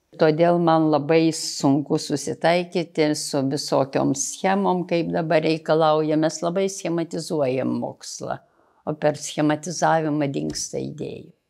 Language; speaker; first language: Lithuanian; native; Lithuanian